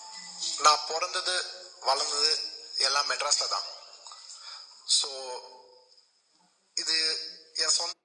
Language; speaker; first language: Tamil; non-native, local second language; Telugu